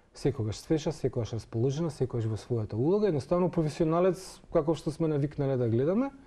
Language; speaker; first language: Macedonian; non-native, local second language; Serbian